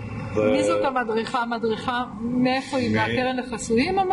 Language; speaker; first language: Hebrew; native; Hebrew